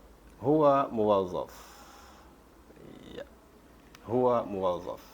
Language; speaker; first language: Arabic; non-native, fluent; Indonesian